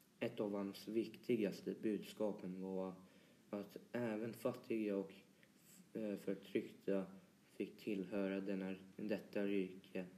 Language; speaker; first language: Swedish; early bilingual, other home language; Polish